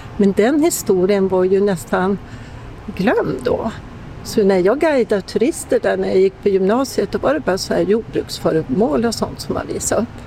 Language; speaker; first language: Swedish; native; Swedish